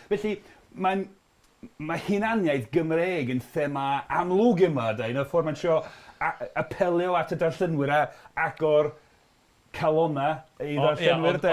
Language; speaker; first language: Welsh; non-native, fluent; English